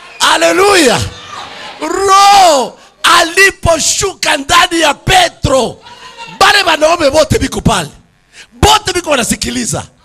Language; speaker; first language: Swahili; native; Swahili